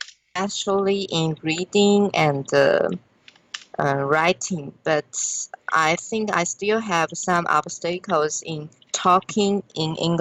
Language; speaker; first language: English; non-native, learner; Chinese